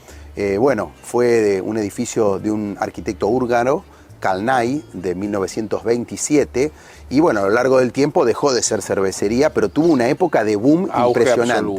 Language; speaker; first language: Spanish; native; Spanish